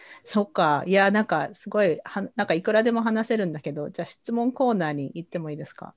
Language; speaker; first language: Japanese; native; Japanese